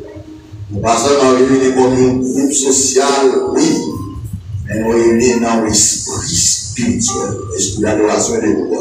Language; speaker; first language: French; non-native, local second language; Haitian Creole